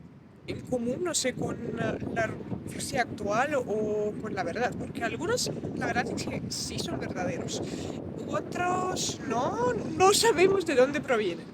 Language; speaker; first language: Spanish; non-native, fluent; Russian